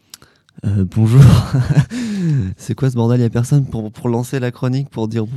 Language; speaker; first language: French; native; French